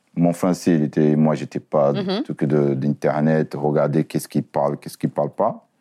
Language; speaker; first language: French; non-native, fluent; Portuguese